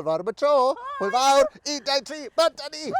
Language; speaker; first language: Welsh; native; Welsh